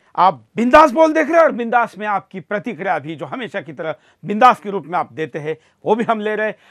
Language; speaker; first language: Hindi; non-native, local second language; Marathi